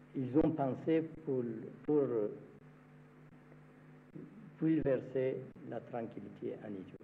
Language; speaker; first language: French; non-native, fluent; Amharic